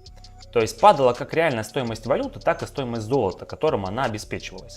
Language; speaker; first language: Russian; native; Russian